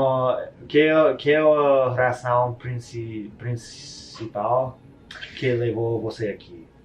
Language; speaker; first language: Portuguese; non-native, learner; English